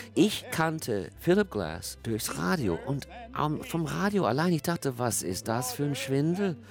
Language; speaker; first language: German; non-native, fluent; English